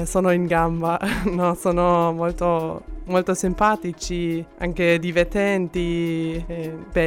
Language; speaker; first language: Italian; non-native, fluent; German